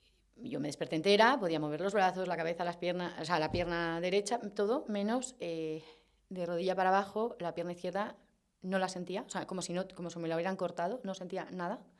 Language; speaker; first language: Spanish; native; Spanish